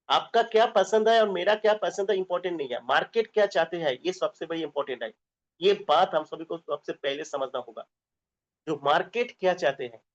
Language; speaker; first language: Hindi; non-native, local second language; Bangla